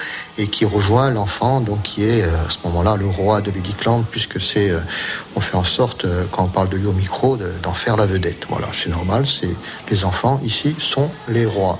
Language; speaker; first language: French; native; French